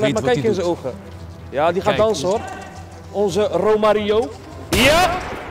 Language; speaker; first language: Dutch; native; Dutch